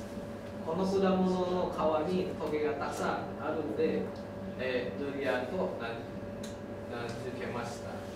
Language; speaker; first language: Japanese; non-native, learner; Indonesian